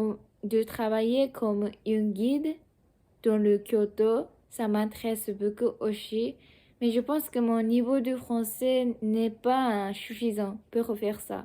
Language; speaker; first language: French; non-native, learner; Japanese